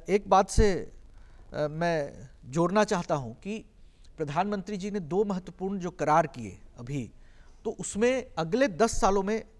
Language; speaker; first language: Hindi; native; Hindi